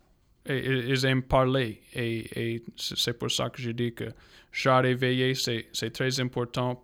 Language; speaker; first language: French; non-native, local second language; English